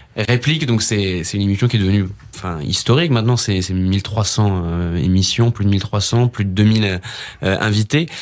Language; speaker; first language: French; native; French